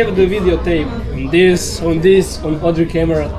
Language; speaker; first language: English; non-native, learner; Serbian